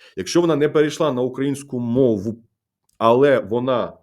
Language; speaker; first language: Ukrainian; native; Ukrainian